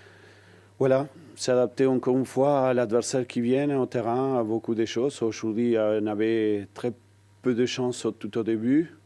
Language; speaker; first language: French; non-native, fluent; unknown